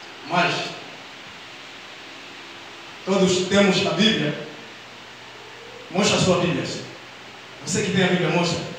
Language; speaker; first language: Portuguese; non-native, learner; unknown